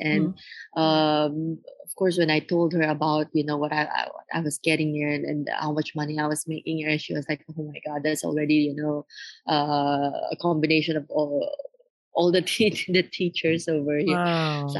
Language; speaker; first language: English; non-native, local second language; Filipino